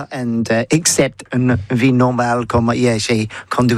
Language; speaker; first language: French; non-native, learner; English